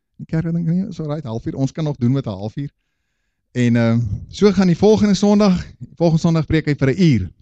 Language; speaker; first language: Afrikaans; native; Afrikaans